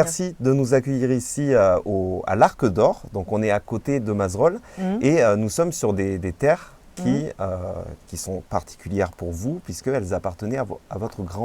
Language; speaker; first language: French; native; French